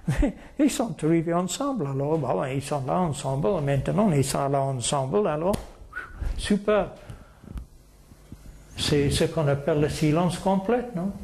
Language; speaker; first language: French; non-native, fluent; English